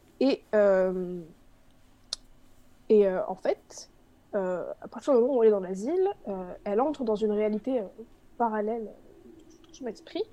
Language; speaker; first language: French; native; French